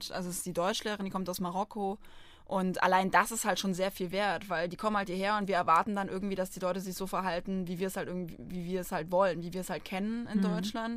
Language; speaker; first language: German; native; German